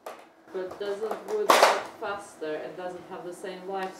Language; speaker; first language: English; native; English